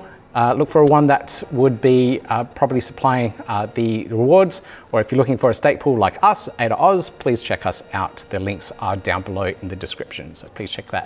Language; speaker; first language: English; native; English